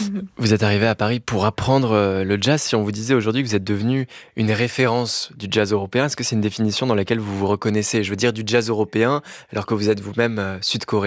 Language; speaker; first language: French; native; French